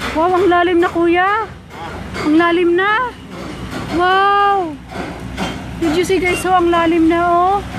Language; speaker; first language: Filipino; non-native, local second language; Bikol